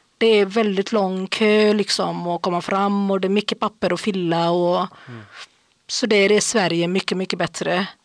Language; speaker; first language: Swedish; non-native, fluent; English